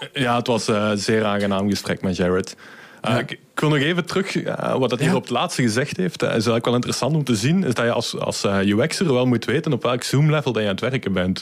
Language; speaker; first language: Dutch; native; Dutch